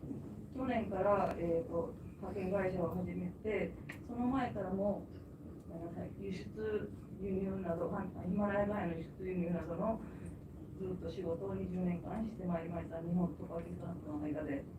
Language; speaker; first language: Japanese; non-native, fluent; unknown